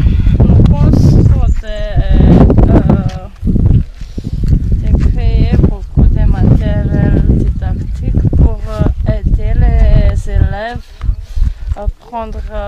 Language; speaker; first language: French; non-native, local second language; Malagasy